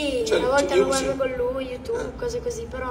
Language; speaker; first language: Italian; early bilingual, heritage; English